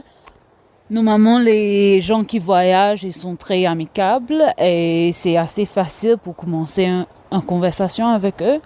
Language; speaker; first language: French; non-native, local second language; Morisyen